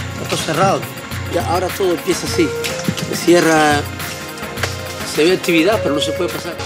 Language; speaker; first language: Spanish; native; Spanish